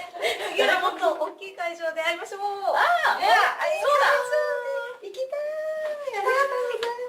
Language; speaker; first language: Japanese; native; Japanese